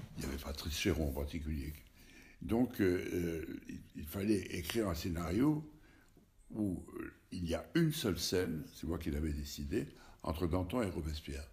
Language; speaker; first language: French; native; French